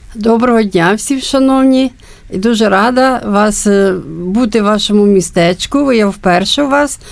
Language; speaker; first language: Ukrainian; non-native, local second language; Russian